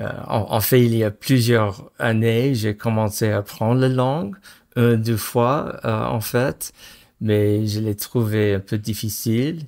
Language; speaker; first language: French; non-native, fluent; English